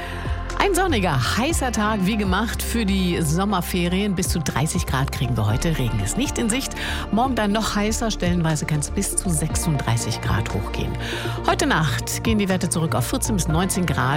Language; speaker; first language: German; native; German